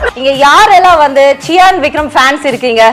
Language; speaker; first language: Tamil; native; Tamil